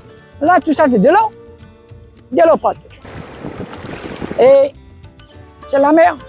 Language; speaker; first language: French; non-native, local second language; Morisyen